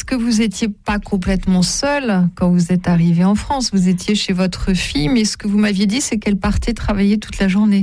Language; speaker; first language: French; native; French